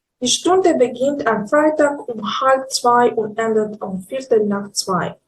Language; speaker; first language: German; non-native, learner; Ukrainian